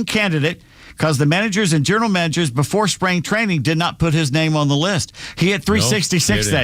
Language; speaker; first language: English; native; English